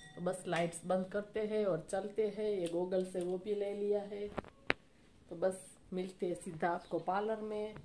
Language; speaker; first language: Hindi; non-native, local second language; Gujarati